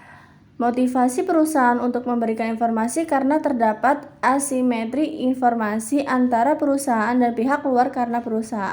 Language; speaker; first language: Indonesian; native; Indonesian